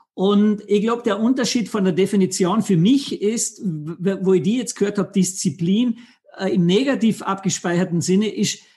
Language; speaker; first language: German; native; German